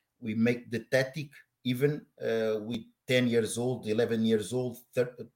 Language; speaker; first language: English; non-native, learner; Portuguese